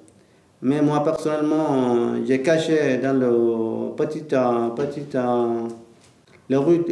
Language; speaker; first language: French; non-native, learner; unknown